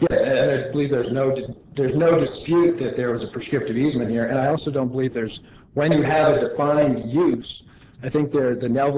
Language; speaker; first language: English; native; English